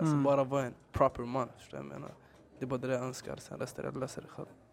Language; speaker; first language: Swedish; early bilingual, other home language; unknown